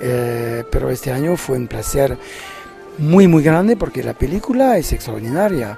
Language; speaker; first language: Spanish; non-native, fluent; French